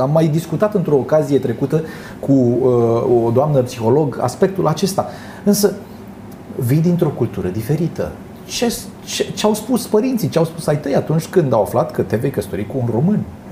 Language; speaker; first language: Romanian; native; Romanian